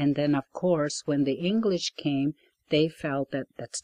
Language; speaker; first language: English; non-native, fluent; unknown